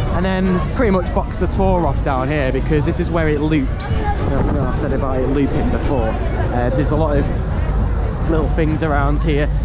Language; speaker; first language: English; native; English